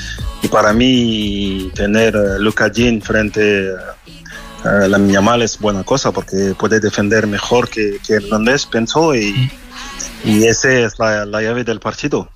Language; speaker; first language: Spanish; non-native, fluent; French